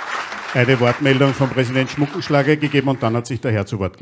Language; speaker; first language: German; native; German